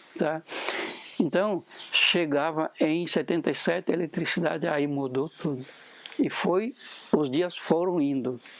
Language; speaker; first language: Portuguese; non-native, local second language; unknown